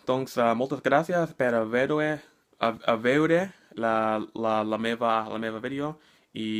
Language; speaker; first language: Catalan; non-native, learner; English